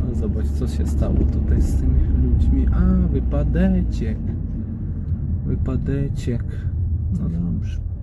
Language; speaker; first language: Polish; non-native, fluent; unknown